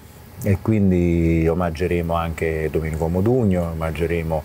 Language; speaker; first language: Italian; native; Italian